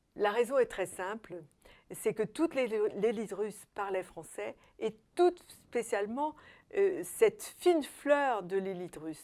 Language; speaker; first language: French; native; French